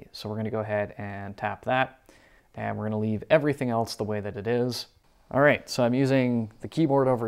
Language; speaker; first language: English; native; English